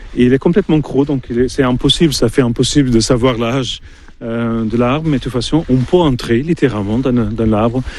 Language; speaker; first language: French; non-native, fluent; Portuguese